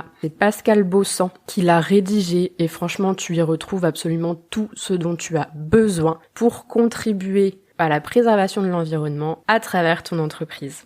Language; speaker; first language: French; native; French